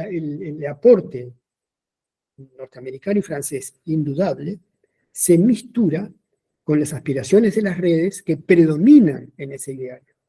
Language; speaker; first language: Spanish; native; Spanish